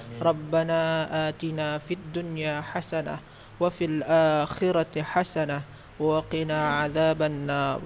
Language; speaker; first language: Malay; native; Malay